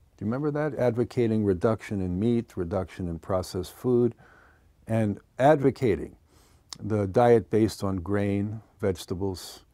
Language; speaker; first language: English; native; English